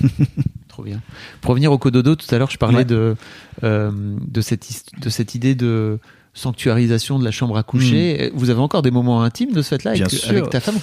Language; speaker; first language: French; native; French